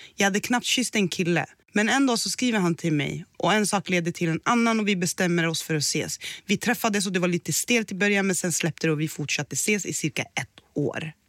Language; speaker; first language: Swedish; early bilingual, other home language; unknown